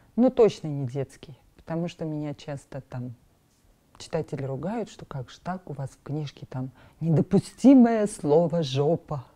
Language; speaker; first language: Russian; non-native, local second language; Armenian